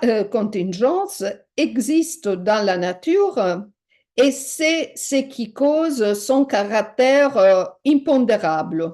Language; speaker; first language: French; non-native, fluent; Italian